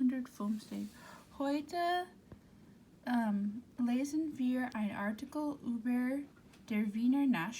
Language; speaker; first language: German; non-native, fluent; English